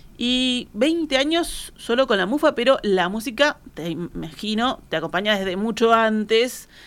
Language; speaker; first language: Spanish; native; Spanish